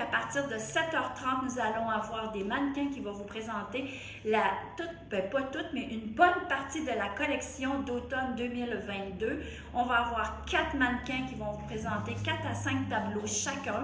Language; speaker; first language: French; native; French